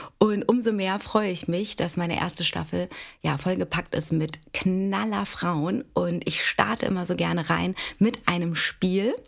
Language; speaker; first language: German; early bilingual, other home language; Greek